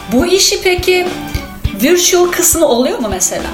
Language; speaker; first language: Turkish; native; Turkish